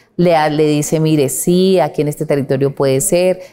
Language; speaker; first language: Spanish; native; Spanish